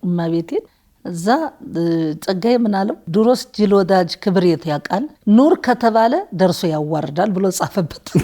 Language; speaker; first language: Amharic; native; Amharic